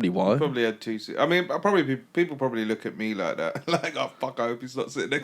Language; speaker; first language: English; native; English